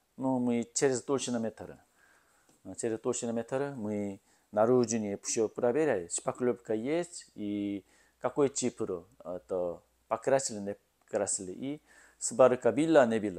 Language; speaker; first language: Russian; non-native, learner; Korean